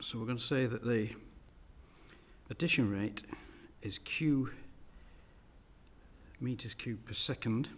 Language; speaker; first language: English; native; English